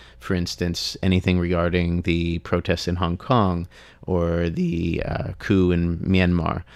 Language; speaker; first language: English; native; English